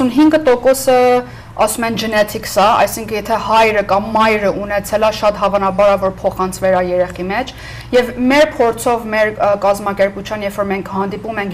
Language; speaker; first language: Armenian; early bilingual, heritage; Armenian